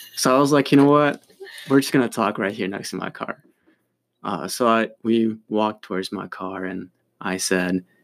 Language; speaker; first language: English; early bilingual, other home language; Ukrainian